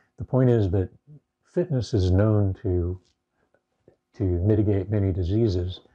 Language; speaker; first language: English; native; English